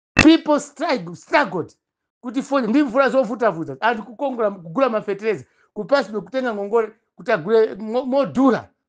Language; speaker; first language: Nyanja; non-native, local second language; Tumbuka